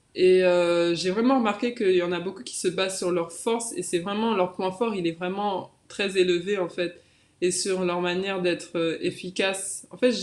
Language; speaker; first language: French; native; French